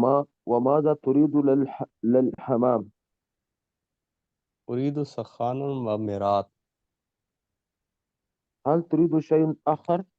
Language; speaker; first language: Arabic; non-native, learner; Urdu